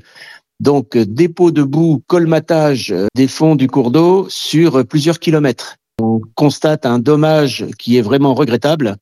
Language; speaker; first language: French; native; French